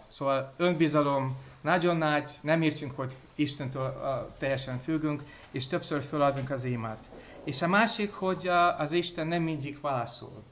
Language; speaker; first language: Hungarian; non-native, learner; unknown